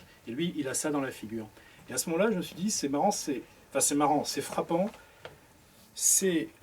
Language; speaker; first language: French; native; French